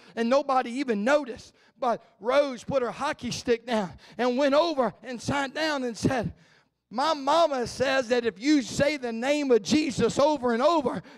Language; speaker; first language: English; native; English